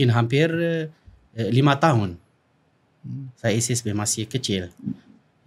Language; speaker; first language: Indonesian; non-native, fluent; Arabic